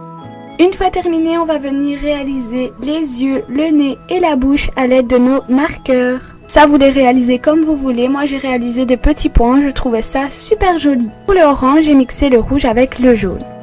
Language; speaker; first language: French; native; French